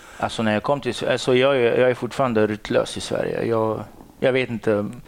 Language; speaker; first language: Swedish; non-native, fluent; Arabic